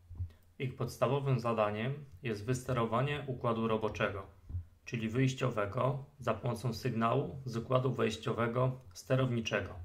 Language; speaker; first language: Polish; native; Polish